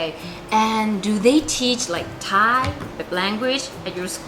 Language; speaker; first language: English; non-native, fluent; Japanese